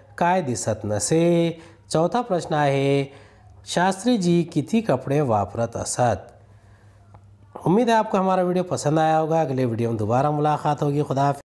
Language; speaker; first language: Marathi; non-native, local second language; Urdu